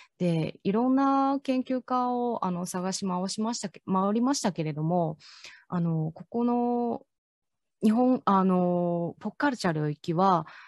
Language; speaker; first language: Japanese; non-native, fluent; Chinese